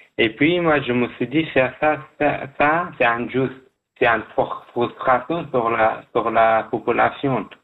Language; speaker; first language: French; non-native, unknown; Persian